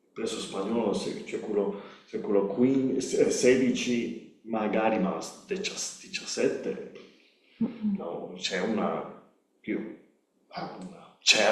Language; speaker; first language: Italian; non-native, learner; Spanish